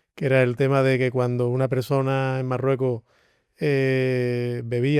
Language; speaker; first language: Spanish; native; Spanish